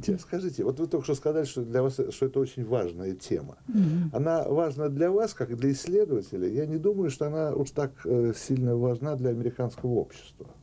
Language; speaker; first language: Russian; native; Russian